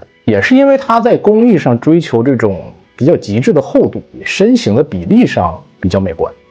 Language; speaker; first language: Chinese; native; Chinese